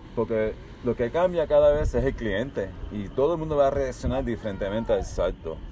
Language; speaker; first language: Spanish; early bilingual, heritage; Spanish